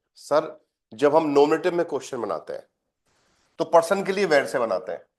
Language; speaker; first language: Hindi; native; Hindi